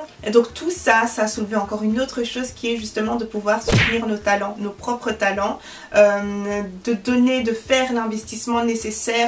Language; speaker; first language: French; early bilingual, other home language; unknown